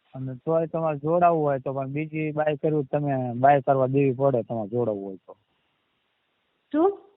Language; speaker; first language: Gujarati; native; Gujarati